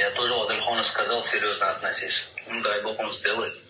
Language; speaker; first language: Russian; non-native, local second language; Uzbek